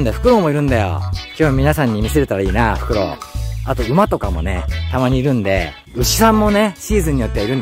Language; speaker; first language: Japanese; native; Japanese